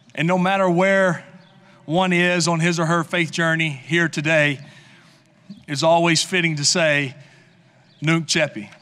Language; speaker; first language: English; native; English